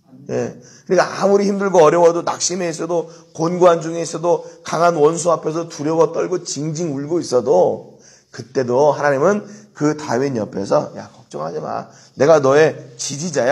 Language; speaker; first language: Korean; native; Korean